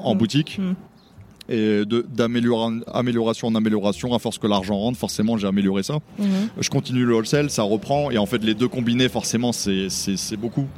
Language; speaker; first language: French; native; French